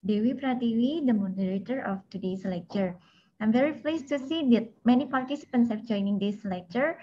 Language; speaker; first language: English; non-native, fluent; Indonesian